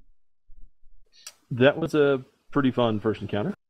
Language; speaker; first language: English; native; English